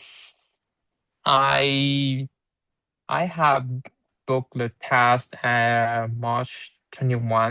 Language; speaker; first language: English; non-native, learner; Chinese